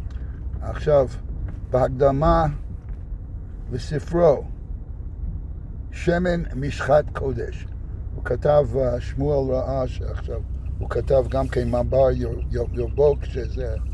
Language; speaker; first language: Hebrew; non-native, fluent; English